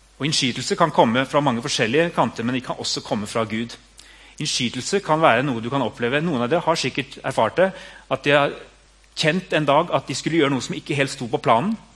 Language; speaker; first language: Norwegian; native; Norwegian